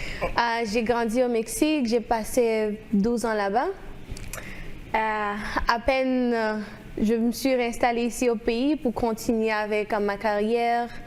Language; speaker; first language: French; non-native, local second language; Haitian Creole